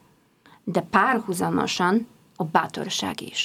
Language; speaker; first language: Hungarian; non-native, fluent; Polish